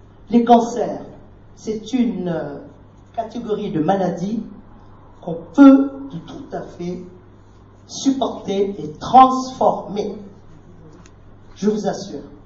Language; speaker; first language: French; non-native, fluent; Vietnamese